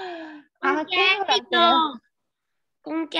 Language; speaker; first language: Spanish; non-native, learner; Vietnamese